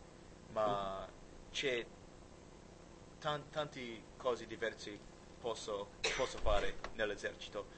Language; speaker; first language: Italian; non-native, learner; English